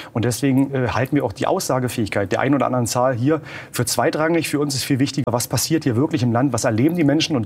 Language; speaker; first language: German; native; German